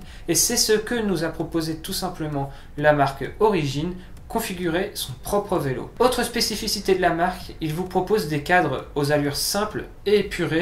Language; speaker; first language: French; native; French